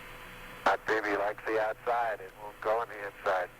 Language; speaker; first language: English; native; English